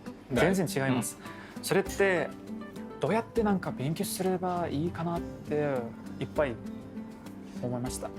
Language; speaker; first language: Japanese; non-native, fluent; Kazakh